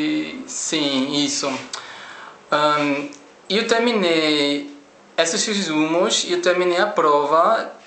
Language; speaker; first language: Portuguese; non-native, learner; German